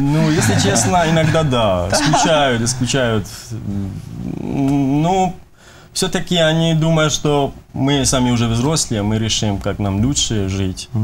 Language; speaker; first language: Russian; non-native, fluent; Persian